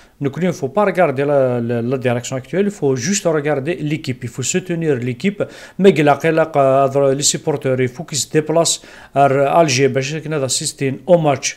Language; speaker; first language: French; non-native, local second language; Kabyle